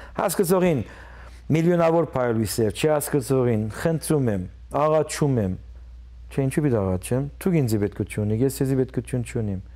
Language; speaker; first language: Armenian; early bilingual, heritage; Armenian